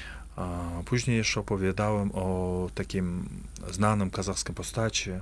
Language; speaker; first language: Polish; non-native, fluent; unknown